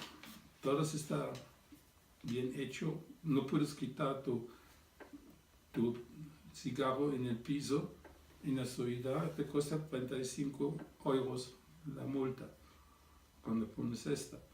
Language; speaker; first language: Spanish; non-native, fluent; German